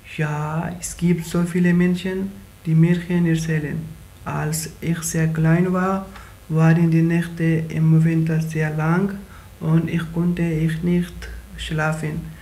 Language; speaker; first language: German; non-native, learner; Pashto